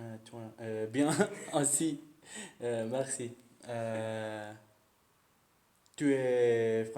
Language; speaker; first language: French; non-native, learner; Spanish